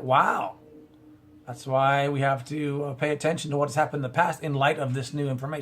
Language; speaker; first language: English; native; English